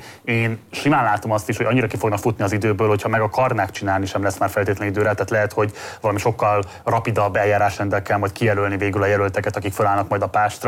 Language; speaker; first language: Hungarian; native; Hungarian